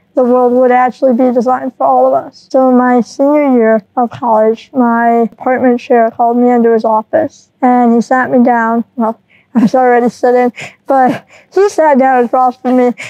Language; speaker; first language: English; native; English